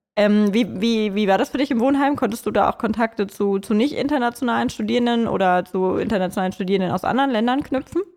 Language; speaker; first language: German; native; German